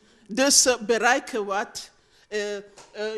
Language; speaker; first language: Dutch; non-native, learner; Rundi